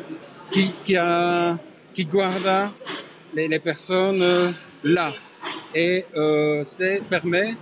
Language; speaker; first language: Italian; non-native, learner; French